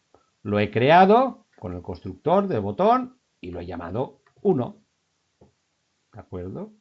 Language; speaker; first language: Spanish; native; Spanish